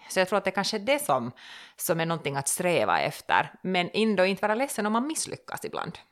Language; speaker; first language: Swedish; native; Swedish